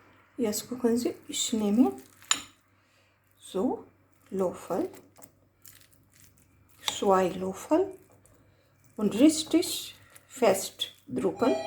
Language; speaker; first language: German; non-native, learner; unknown